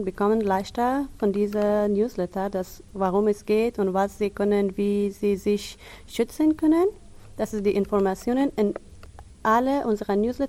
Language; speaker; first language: German; non-native, learner; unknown